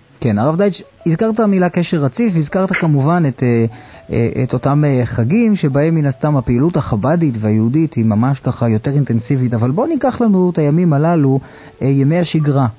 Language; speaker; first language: Hebrew; native; Hebrew